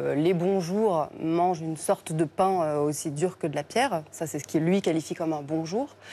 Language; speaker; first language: French; native; French